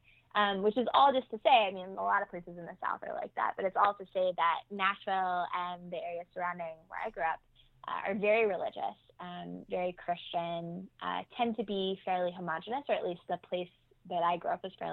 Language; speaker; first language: English; native; English